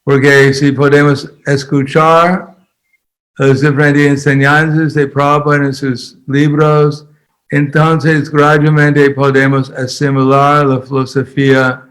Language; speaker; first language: Spanish; non-native, fluent; English